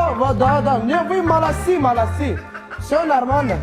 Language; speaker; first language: Russian; non-native, local second language; Turkmen